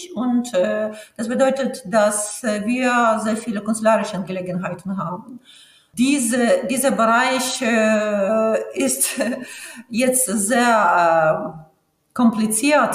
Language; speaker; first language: German; non-native, fluent; Ukrainian